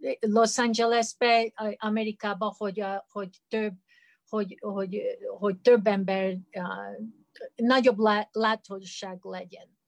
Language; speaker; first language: Hungarian; early bilingual, heritage; Hungarian